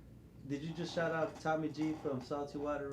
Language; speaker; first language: English; native; English